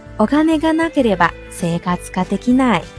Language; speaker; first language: Japanese; non-native, fluent; Chinese